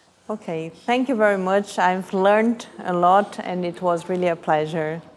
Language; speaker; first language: English; non-native, fluent; Portuguese